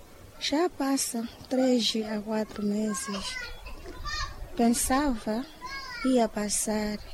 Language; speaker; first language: Portuguese; non-native, local second language; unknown